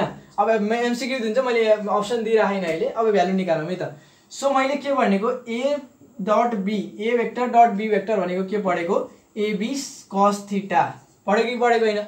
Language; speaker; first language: Nepali; native; Nepali